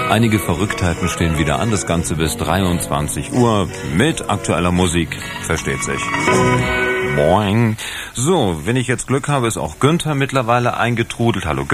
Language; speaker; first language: German; native; German